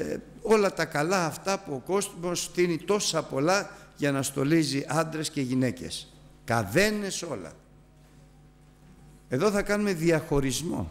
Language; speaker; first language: Greek; native; Greek